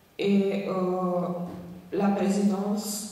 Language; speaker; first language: French; non-native, fluent; Slovenian